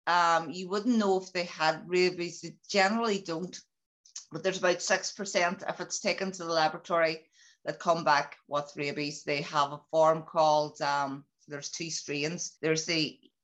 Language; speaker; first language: English; native; English